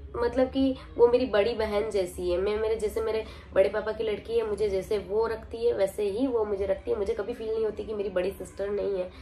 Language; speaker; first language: Hindi; non-native, local second language; Marwari